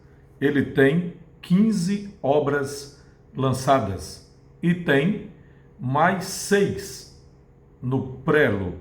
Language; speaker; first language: Portuguese; native; Portuguese